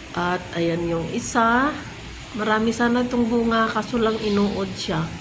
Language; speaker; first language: Filipino; native; Filipino